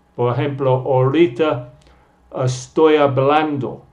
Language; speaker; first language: Spanish; non-native, fluent; English